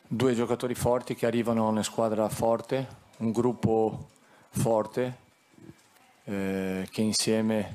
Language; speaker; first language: Italian; non-native, fluent; Portuguese